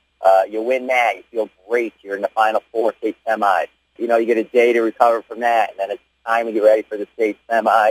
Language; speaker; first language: English; native; English